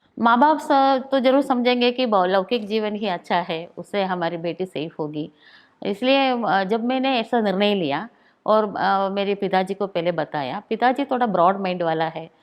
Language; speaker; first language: Hindi; non-native, local second language; Malayalam